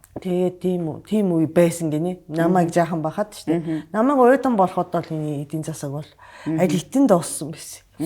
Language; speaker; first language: Mongolian; non-native, fluent; Japanese